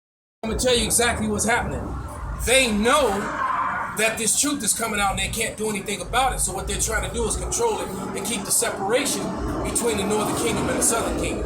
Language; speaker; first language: English; native; English